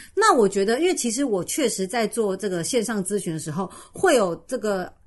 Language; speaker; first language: Chinese; native; Chinese